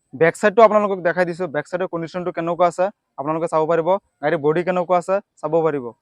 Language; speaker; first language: Assamese; non-native, local second language; Bangla